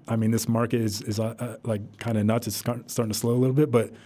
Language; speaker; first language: English; native; English